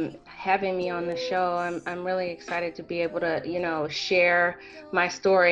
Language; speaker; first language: English; native; English